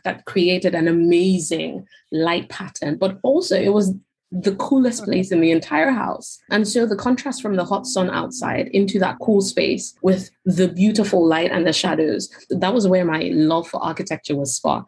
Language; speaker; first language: English; non-native, local second language; Yoruba